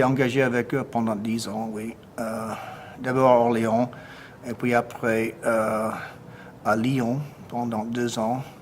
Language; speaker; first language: French; non-native, fluent; English